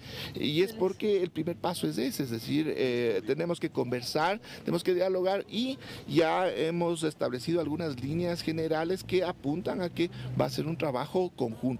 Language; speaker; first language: Spanish; native; Spanish